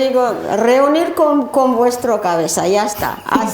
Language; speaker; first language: Spanish; non-native, learner; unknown